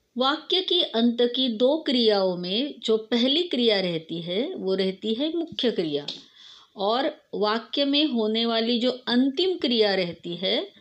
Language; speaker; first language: Hindi; non-native, local second language; Marathi